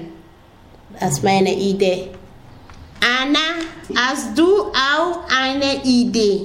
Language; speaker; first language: German; non-native, learner; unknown